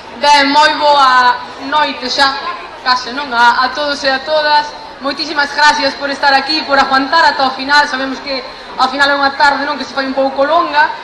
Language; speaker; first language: Galician; native; Galician